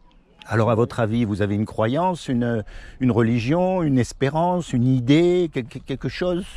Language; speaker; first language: French; native; French